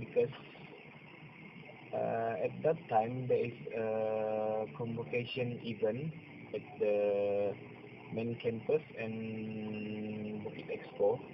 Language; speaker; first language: English; non-native, local second language; Malay